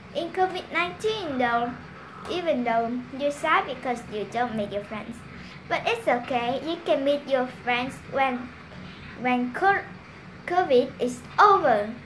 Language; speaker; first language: English; non-native, learner; Vietnamese